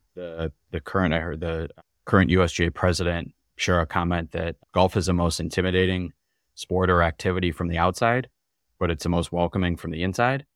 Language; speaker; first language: English; native; English